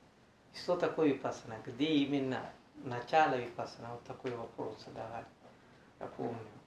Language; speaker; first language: Russian; non-native, learner; Sinhala